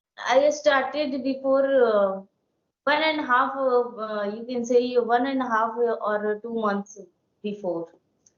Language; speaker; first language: English; non-native, learner; Hindi